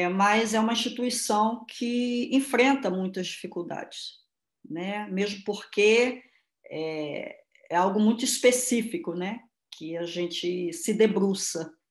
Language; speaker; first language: Portuguese; native; Portuguese